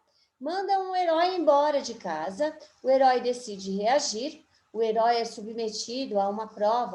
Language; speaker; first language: Portuguese; native; Portuguese